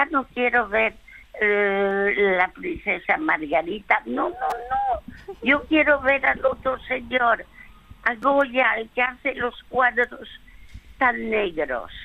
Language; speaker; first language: Spanish; early bilingual, other home language; French